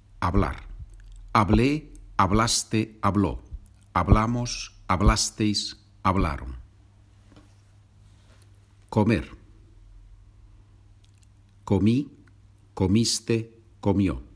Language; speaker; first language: Spanish; non-native, fluent; English